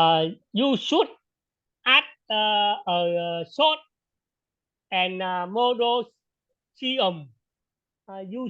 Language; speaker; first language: English; non-native, learner; Vietnamese